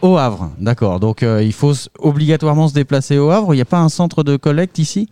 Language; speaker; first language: French; native; French